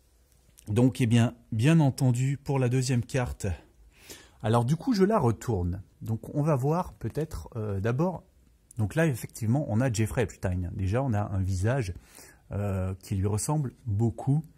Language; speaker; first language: French; native; French